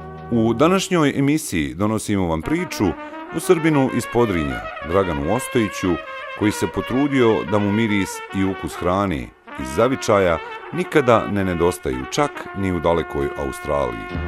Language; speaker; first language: Bosnian; native; Bosnian